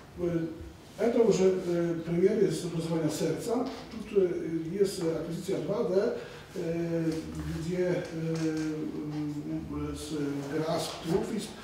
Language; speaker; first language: Polish; non-native, learner; Russian